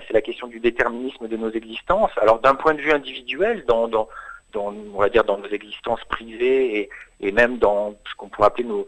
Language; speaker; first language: French; native; French